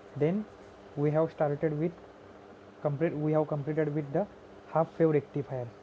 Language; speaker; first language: Hindi; non-native, local second language; Marathi